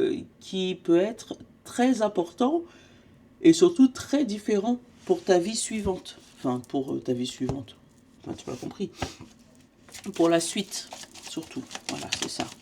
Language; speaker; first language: French; native; French